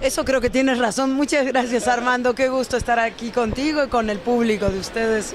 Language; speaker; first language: Spanish; native; Spanish